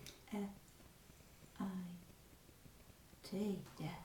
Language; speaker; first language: English; native; English